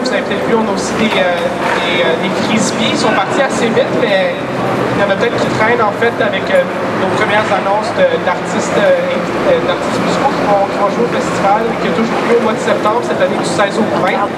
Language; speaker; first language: French; native; French